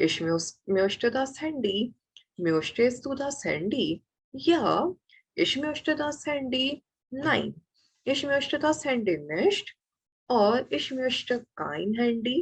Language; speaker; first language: German; non-native, fluent; Malayalam